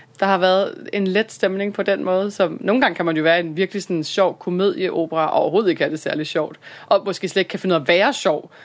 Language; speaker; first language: Danish; native; Danish